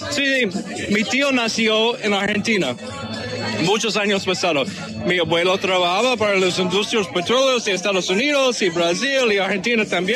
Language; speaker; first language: Spanish; non-native, fluent; English